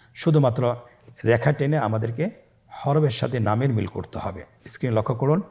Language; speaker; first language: Bangla; native; Bangla